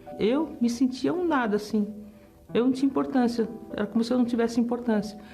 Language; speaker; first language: Portuguese; early bilingual, other home language; German